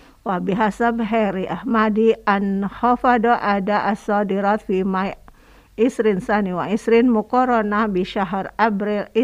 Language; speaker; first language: Arabic; non-native, fluent; Indonesian